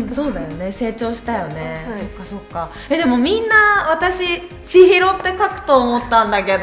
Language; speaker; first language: Japanese; native; Japanese